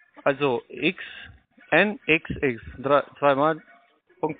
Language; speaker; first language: German; non-native, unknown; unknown